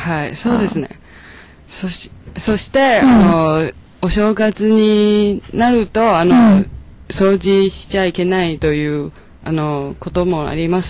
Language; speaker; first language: Japanese; non-native, learner; Chinese